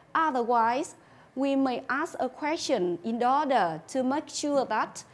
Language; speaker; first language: English; non-native, fluent; Vietnamese